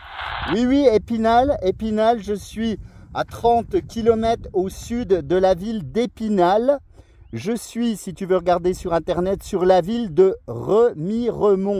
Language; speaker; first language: French; native; French